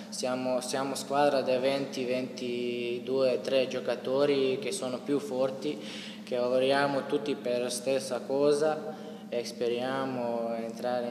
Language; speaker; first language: Italian; non-native, learner; Croatian